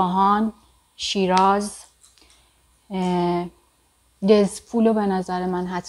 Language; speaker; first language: Persian; native; Persian